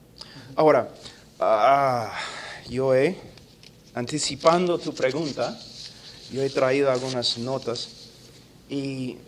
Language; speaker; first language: Spanish; non-native, fluent; English